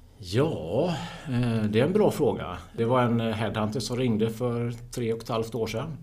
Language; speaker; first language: Swedish; native; Swedish